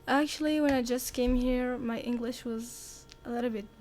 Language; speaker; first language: English; non-native, learner; Arabic